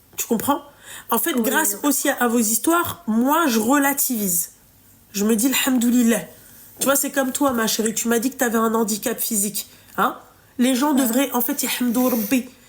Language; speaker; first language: French; native; French